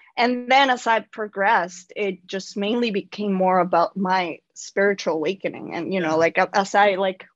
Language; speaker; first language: English; non-native, fluent; Spanish